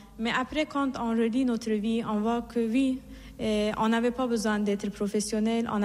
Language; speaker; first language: French; non-native, fluent; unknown